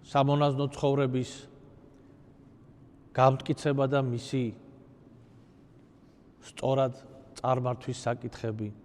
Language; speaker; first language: Georgian; native; Georgian